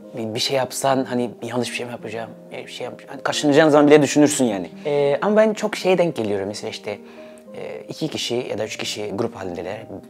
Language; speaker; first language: Turkish; early bilingual, other home language; Swahili